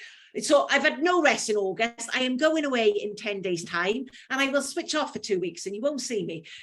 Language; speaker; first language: English; native; English